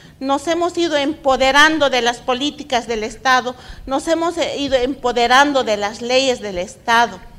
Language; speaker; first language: Spanish; non-native, local second language; Aymara